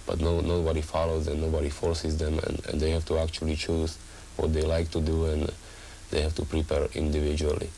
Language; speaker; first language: English; non-native, fluent; Slovak